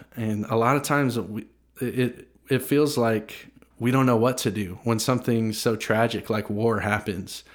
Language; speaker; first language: English; native; English